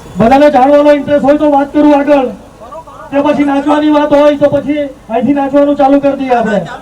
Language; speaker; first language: Gujarati; non-native, local second language; Gamit